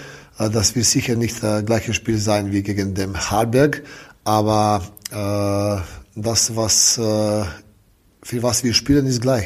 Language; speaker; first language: German; non-native, learner; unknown